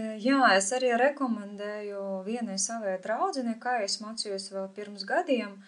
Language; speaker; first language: Latvian; non-native, fluent; Ukrainian